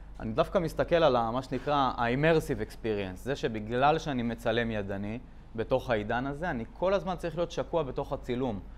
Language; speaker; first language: Hebrew; native; Hebrew